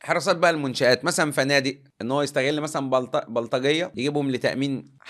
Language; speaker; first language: Arabic; native; Arabic